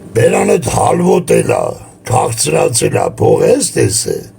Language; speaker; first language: Armenian; native; Armenian